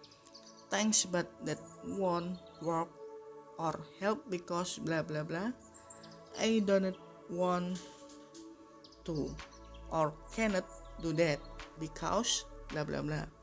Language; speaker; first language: English; non-native, learner; Indonesian